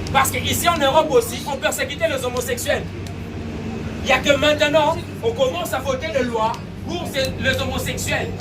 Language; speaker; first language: French; non-native, local second language; Lingala